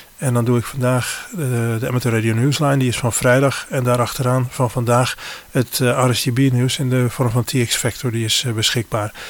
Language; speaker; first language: Dutch; native; Dutch